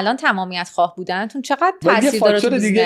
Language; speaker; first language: Persian; native; Persian